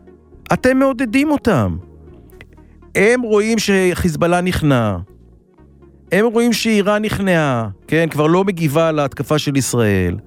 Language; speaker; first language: Hebrew; native; Hebrew